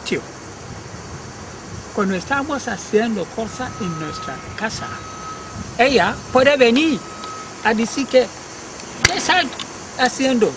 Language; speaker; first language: Spanish; non-native, learner; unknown